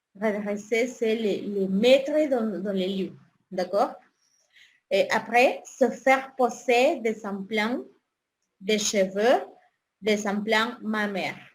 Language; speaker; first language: French; non-native, fluent; Spanish